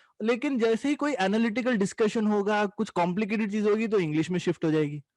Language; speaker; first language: Hindi; native; Hindi